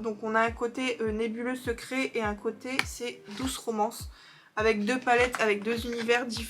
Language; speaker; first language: French; native; French